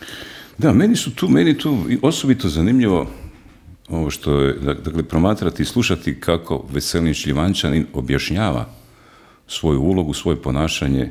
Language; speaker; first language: Croatian; native; Croatian